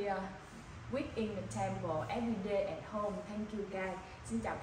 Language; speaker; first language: English; non-native, learner; Vietnamese